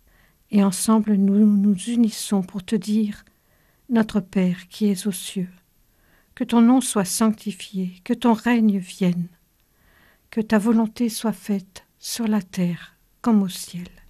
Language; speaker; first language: French; native; French